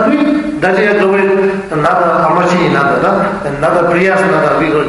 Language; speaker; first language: Russian; non-native, learner; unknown